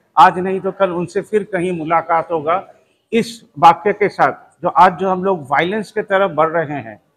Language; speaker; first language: Hindi; non-native, local second language; Bangla